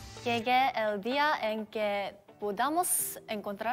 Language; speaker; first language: Spanish; non-native, learner; Korean